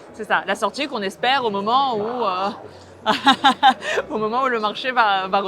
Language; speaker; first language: French; native; French